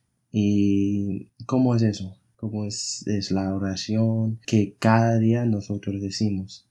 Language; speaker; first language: Spanish; non-native, fluent; English